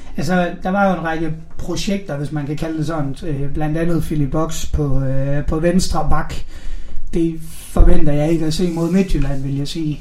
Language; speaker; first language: Danish; native; Danish